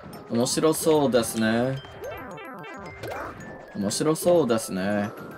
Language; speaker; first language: Japanese; non-native, learner; English